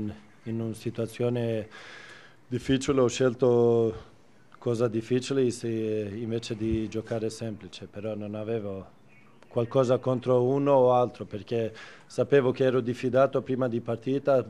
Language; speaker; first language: Italian; non-native, fluent; Swedish